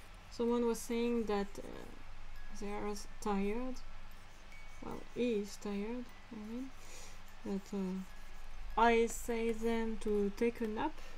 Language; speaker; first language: English; non-native, fluent; French